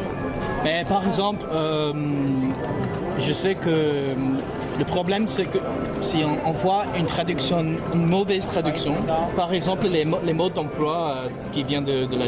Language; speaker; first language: French; non-native, fluent; English